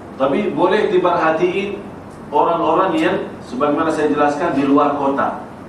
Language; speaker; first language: Malay; non-native, fluent; Arabic